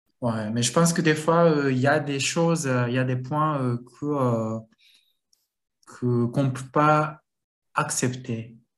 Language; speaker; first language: French; non-native, learner; Japanese